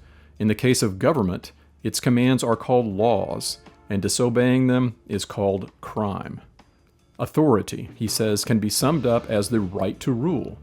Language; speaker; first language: English; native; English